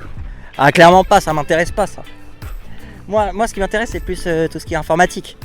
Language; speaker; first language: French; native; French